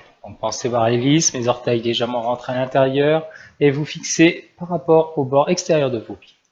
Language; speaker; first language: French; native; French